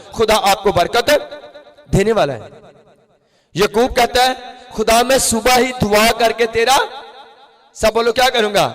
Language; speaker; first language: Urdu; non-native, local second language; Punjabi